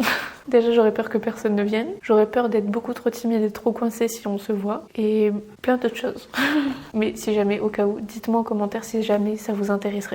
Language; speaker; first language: French; native; French